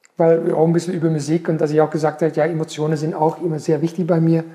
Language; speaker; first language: German; non-native, fluent; Dutch